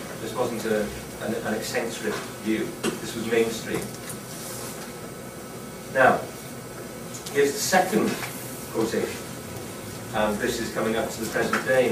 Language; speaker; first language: English; native; English